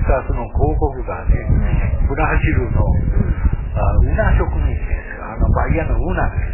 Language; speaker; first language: Japanese; native; Japanese